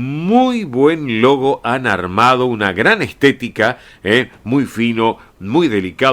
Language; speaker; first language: Spanish; native; Spanish